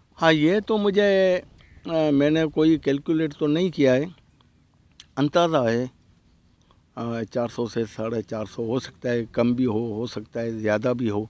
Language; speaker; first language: Urdu; non-native, local second language; Baluchi